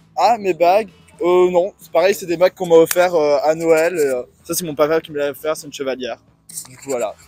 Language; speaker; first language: French; native; French